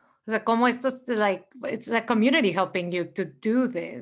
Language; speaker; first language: English; early bilingual, other home language; Spanish